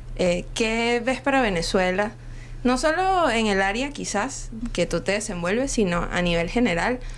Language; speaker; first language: Spanish; native; Spanish